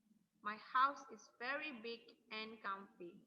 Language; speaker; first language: English; non-native, learner; Indonesian